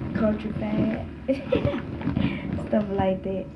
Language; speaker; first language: English; native; English